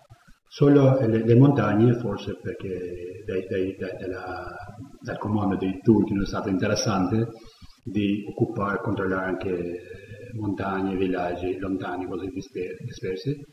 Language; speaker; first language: Italian; non-native, fluent; Albanian